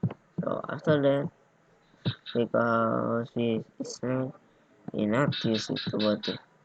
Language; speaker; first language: English; non-native, learner; Indonesian